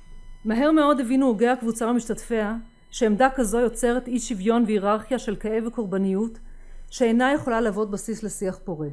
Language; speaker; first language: Hebrew; native; Hebrew